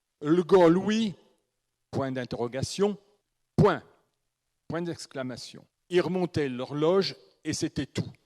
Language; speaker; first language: French; native; French